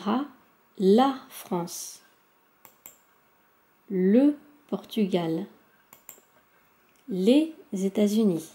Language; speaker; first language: French; native; French